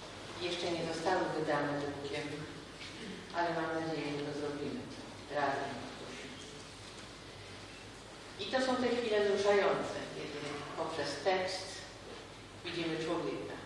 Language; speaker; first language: Polish; native; Polish